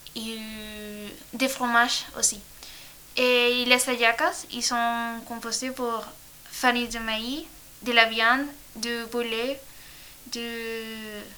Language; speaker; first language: French; non-native, learner; Spanish